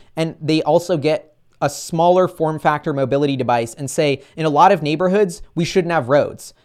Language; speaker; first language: English; native; English